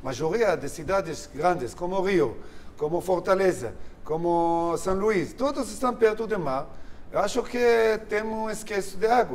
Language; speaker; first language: Portuguese; non-native, learner; Hebrew